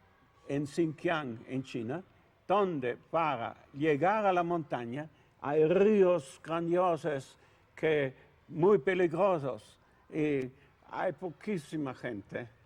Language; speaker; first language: Spanish; non-native, learner; Italian